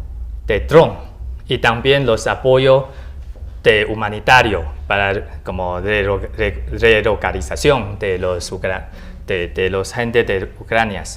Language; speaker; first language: Spanish; non-native, learner; Chinese